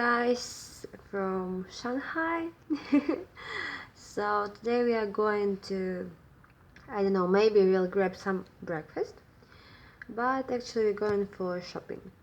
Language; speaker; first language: English; non-native, learner; Russian